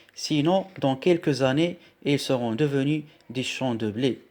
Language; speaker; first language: French; non-native, local second language; Arabic